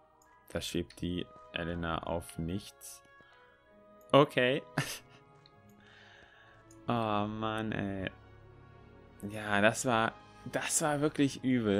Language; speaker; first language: German; native; German